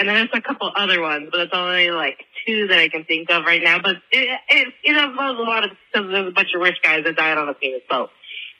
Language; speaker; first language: English; native; English